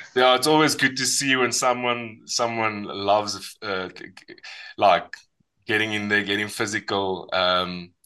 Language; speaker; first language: English; non-native, local second language; Afrikaans